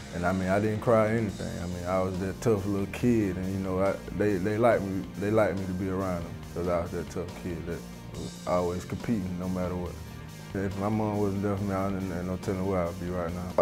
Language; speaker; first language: English; native; English